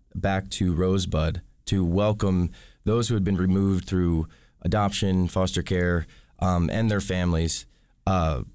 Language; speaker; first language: English; native; English